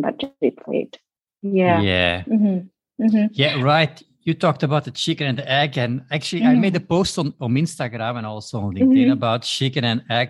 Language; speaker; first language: English; non-native, fluent; Dutch